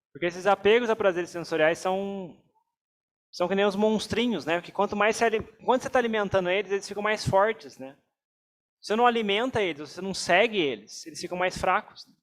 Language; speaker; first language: Portuguese; native; Portuguese